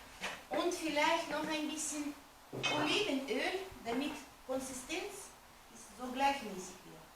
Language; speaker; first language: German; non-native, fluent; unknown